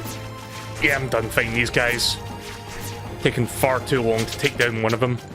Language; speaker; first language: English; native; English